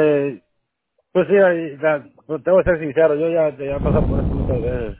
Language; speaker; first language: Spanish; native; Spanish